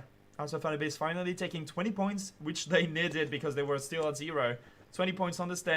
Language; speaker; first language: English; non-native, fluent; French